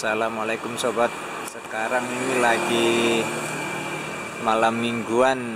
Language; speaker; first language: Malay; non-native, local second language; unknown